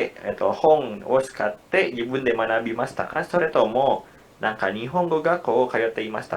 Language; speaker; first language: Japanese; non-native, learner; Indonesian